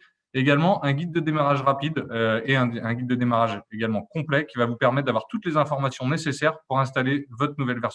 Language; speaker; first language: French; native; French